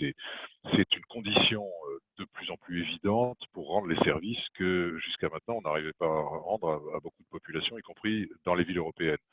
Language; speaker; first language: French; native; French